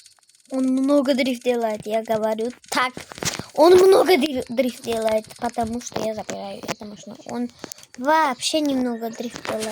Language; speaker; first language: Russian; non-native, learner; Uzbek